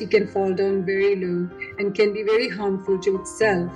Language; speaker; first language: English; non-native, local second language; Hindi